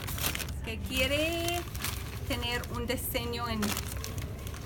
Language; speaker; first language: Spanish; non-native, fluent; English